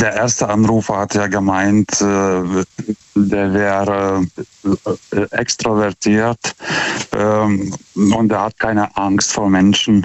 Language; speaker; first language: German; native; German